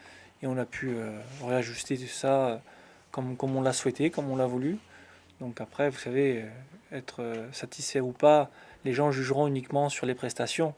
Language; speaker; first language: French; native; French